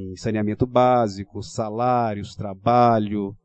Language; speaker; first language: Portuguese; native; Portuguese